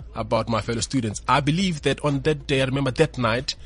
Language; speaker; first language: English; non-native, local second language; Northern Sotho